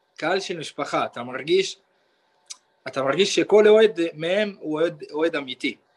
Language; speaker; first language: Hebrew; non-native, local second language; Arabic